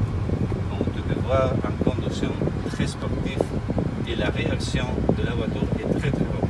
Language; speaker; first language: French; non-native, learner; Spanish